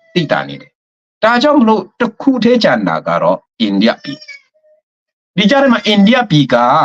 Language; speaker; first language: Burmese; non-native, local second language; Hakha Chin